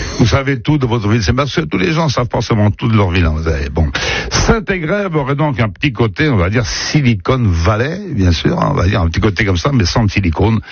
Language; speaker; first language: French; native; French